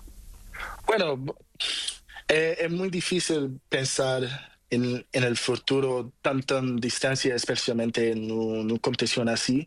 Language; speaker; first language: Spanish; non-native, learner; Portuguese